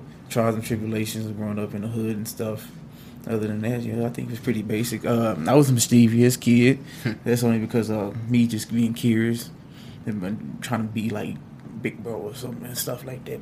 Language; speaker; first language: English; native; English